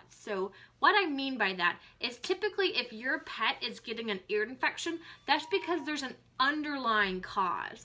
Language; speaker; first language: English; native; English